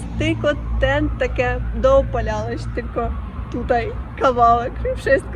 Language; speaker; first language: Polish; non-native, learner; Russian